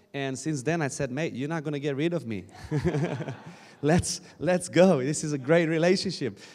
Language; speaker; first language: English; non-native, fluent; Romanian